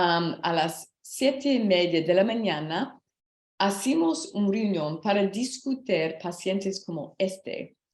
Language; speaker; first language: Spanish; non-native, learner; English